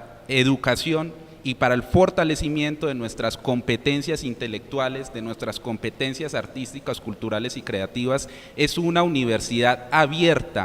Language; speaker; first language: Spanish; native; Spanish